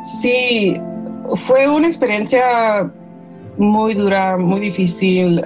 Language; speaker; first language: Spanish; early bilingual, heritage; English